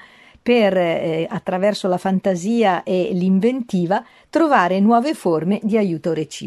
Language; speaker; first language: Italian; native; Italian